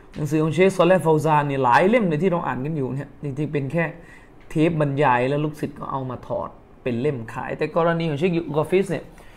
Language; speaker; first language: Thai; native; Thai